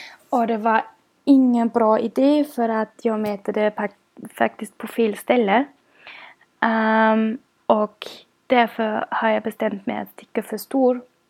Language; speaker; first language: Swedish; non-native, fluent; German